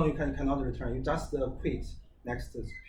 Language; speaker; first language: English; non-native, learner; Chinese